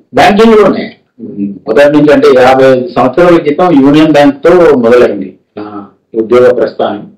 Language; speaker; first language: Telugu; early bilingual, heritage; Telugu